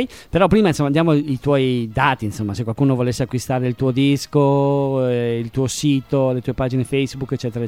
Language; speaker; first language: Italian; native; Italian